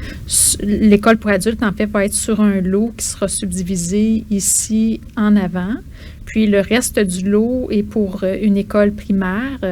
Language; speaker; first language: French; native; French